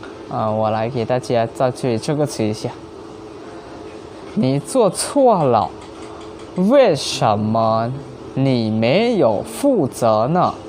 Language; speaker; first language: Chinese; non-native, learner; Hmong